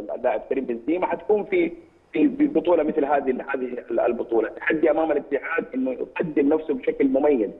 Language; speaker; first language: Arabic; native; Arabic